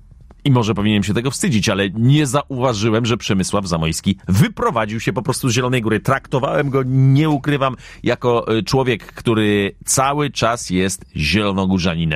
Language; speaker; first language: Polish; native; Polish